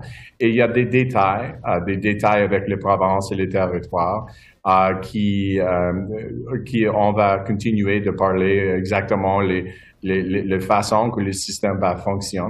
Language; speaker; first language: French; non-native, local second language; English